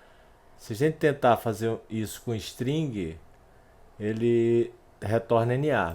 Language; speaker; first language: Portuguese; native; Portuguese